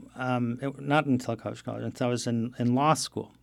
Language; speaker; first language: English; non-native, fluent; Arabic